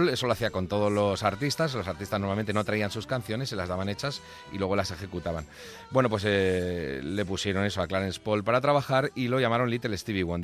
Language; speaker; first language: Spanish; native; Spanish